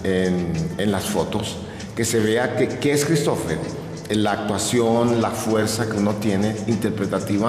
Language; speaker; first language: Spanish; non-native, local second language; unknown